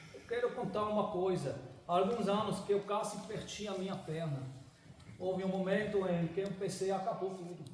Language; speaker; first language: Portuguese; non-native, fluent; German